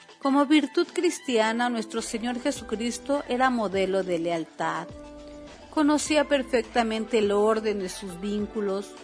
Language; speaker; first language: Spanish; native; Spanish